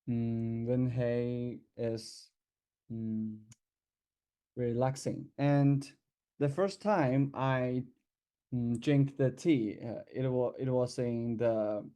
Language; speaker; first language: English; non-native, learner; Chinese